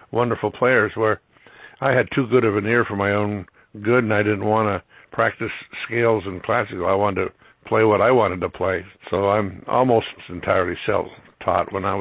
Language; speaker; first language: English; native; English